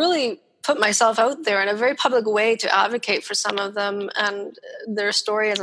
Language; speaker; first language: English; native; English